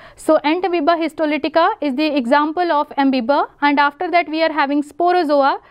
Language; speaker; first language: English; non-native, local second language; Punjabi